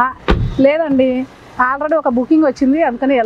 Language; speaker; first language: Telugu; native; Telugu